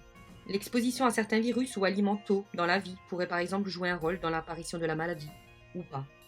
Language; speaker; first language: French; native; French